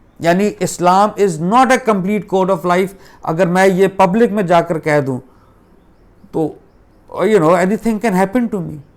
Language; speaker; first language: Urdu; native; Urdu